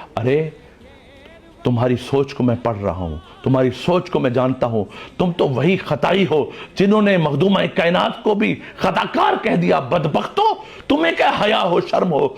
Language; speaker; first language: Urdu; non-native, local second language; Saraiki